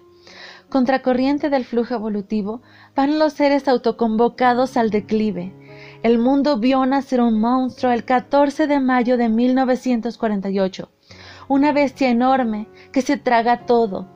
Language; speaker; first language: Spanish; native; Spanish